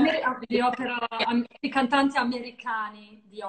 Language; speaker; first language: Italian; non-native, learner; English